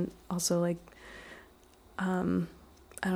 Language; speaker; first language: English; native; English